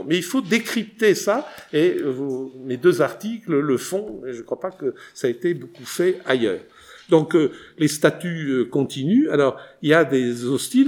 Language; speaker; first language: French; native; French